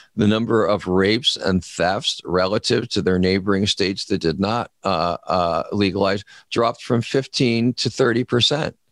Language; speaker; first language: English; native; English